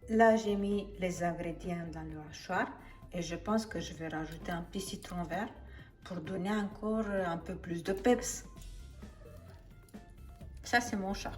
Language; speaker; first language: French; non-native, fluent; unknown